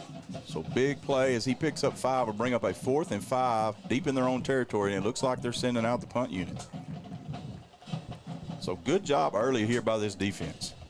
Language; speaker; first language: English; native; English